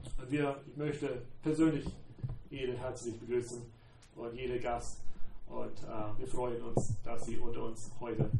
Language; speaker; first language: German; non-native, fluent; English